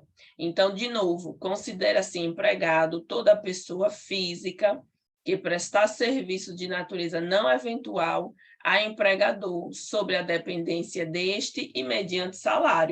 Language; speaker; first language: Portuguese; native; Portuguese